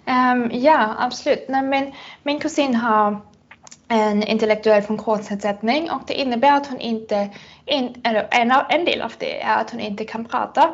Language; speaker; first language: Swedish; non-native, fluent; German